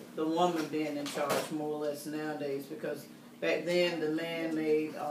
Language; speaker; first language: English; native; English